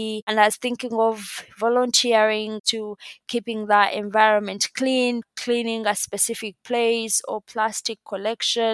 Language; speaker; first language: English; non-native, local second language; Ganda